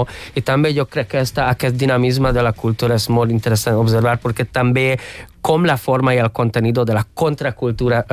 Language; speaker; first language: Catalan; non-native, fluent; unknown